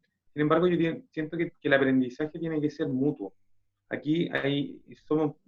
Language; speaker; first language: Spanish; native; Spanish